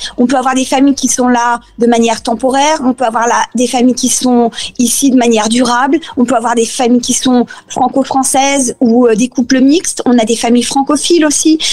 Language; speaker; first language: French; early bilingual, other home language; Spanish